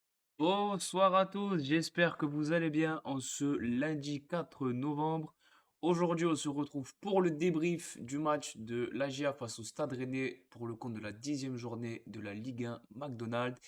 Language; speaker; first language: French; native; French